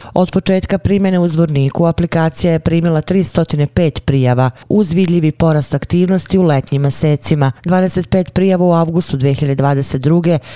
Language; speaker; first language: Bosnian; native; Bosnian